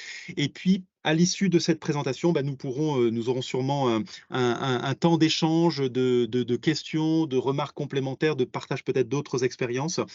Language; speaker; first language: French; native; French